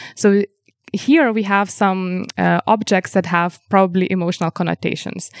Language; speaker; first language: English; non-native, fluent; Lithuanian